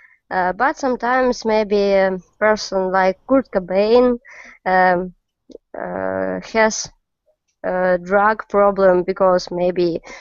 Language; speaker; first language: English; non-native, learner; Russian